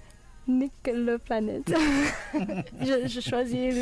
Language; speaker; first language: French; non-native, learner; English